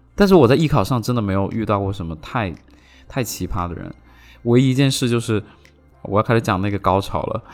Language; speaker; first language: Chinese; non-native, local second language; Cantonese